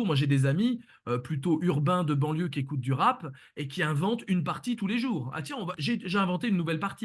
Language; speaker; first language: French; native; French